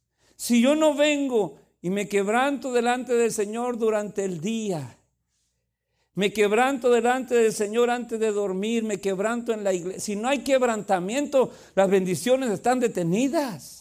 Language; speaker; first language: Spanish; native; Spanish